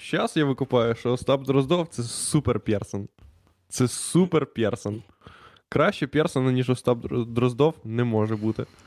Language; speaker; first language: Ukrainian; native; Ukrainian